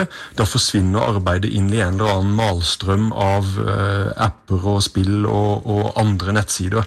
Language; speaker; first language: Norwegian; native; Norwegian